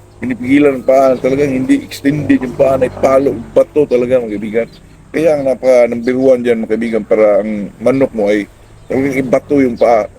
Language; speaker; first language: Filipino; non-native, local second language; Cebuano